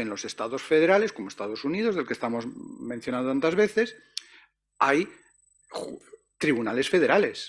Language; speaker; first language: Spanish; native; Spanish